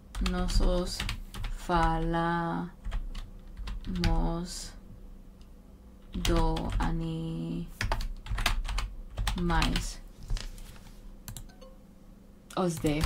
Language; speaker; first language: Portuguese; non-native, learner; English